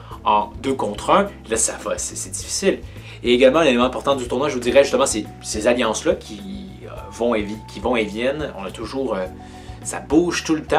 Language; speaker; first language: French; native; French